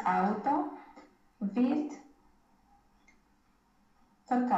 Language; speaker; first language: German; non-native, learner; Romanian